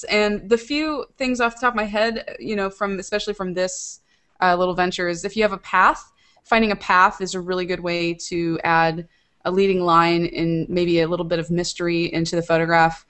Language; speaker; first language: English; native; English